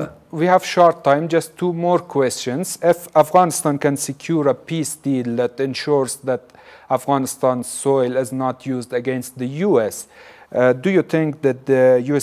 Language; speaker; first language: English; non-native, fluent; Persian